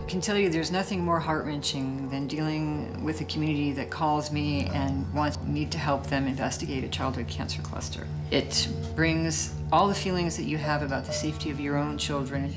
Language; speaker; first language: English; native; English